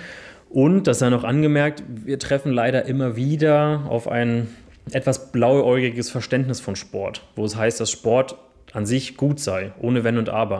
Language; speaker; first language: German; native; German